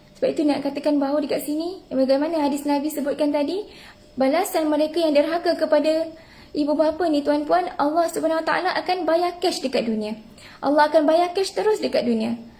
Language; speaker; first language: Malay; native; Malay